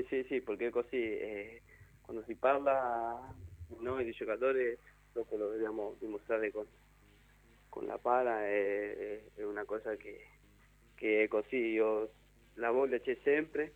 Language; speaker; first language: Italian; non-native, learner; Spanish